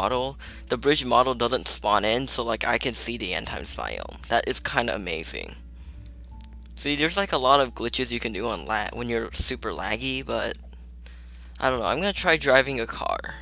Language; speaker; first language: English; native; English